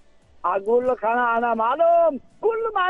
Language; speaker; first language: Arabic; non-native, learner; Bangla